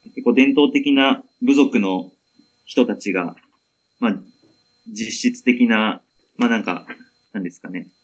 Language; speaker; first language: Japanese; native; Japanese